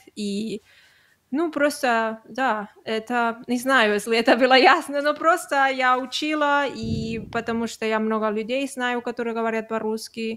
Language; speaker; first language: Russian; non-native, learner; Catalan